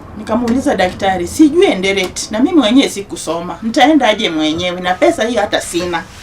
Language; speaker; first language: Swahili; non-native, local second language; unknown